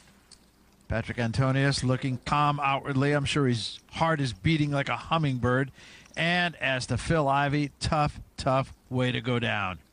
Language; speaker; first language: English; native; English